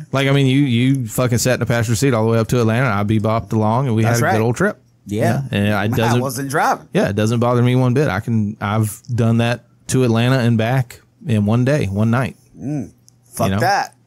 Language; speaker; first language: English; native; English